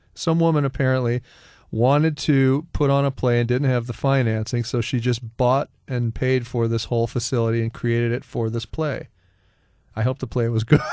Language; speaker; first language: English; native; English